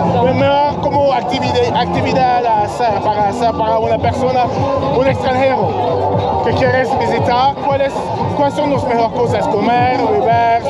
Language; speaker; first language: Spanish; non-native, learner; English